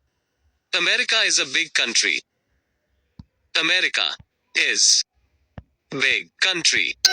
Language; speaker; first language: English; non-native, learner; Hindi